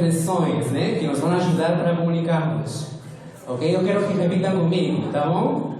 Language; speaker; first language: Portuguese; non-native, fluent; Spanish